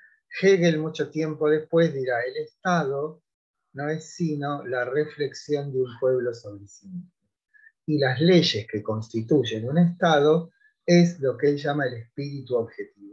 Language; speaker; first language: Spanish; native; Spanish